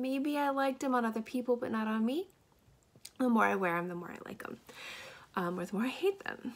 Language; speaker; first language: English; native; English